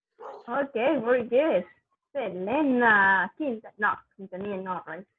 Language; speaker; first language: English; non-native, fluent; Spanish